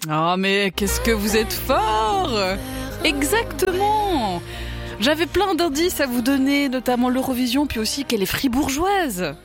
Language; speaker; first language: French; native; French